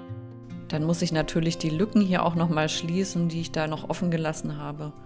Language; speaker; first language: German; native; German